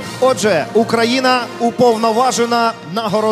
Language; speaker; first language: Ukrainian; native; Ukrainian